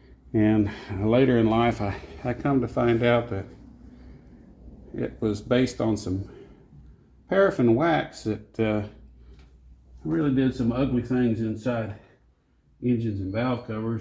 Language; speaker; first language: English; native; English